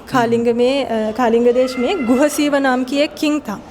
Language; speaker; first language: Hindi; non-native, fluent; Sinhala